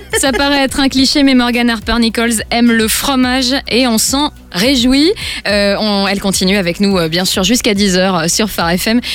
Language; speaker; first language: French; native; French